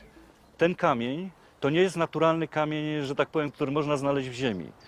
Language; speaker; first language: Polish; native; Polish